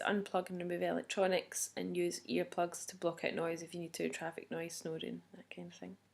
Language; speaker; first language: English; native; English